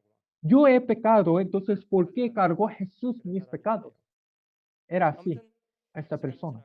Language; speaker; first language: Spanish; non-native, learner; Korean